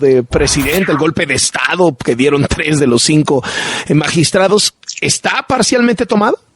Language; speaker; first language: Spanish; native; Spanish